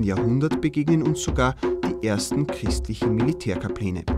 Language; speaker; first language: German; native; German